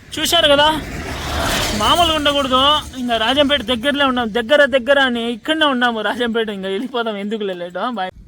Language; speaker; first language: Telugu; non-native, local second language; Urdu